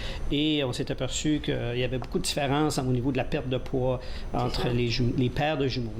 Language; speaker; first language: French; native; French